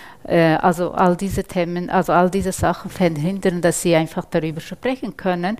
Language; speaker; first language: German; non-native, fluent; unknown